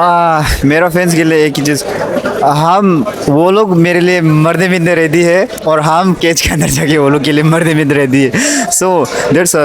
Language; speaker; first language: Hindi; non-native, local second language; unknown